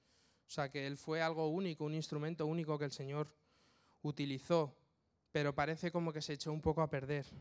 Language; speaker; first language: Spanish; native; Spanish